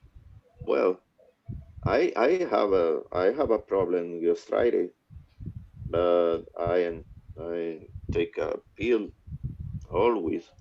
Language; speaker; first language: English; non-native, learner; Spanish